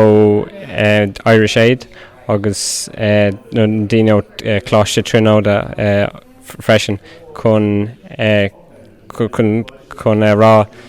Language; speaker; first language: Irish; non-native, local second language; English